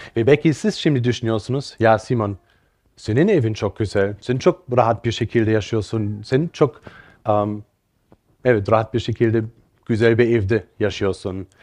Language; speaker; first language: Turkish; non-native, fluent; German